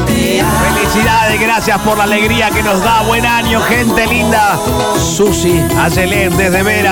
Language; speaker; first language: Spanish; native; Spanish